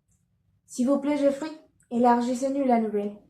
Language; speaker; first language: French; non-native, learner; Spanish